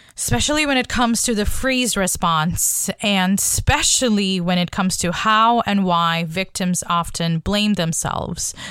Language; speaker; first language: English; non-native, local second language; Bangla